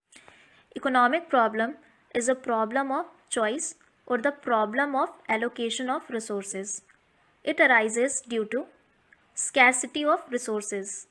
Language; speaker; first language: English; non-native, local second language; Hindi